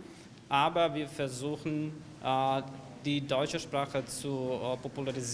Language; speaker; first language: German; non-native, fluent; Ukrainian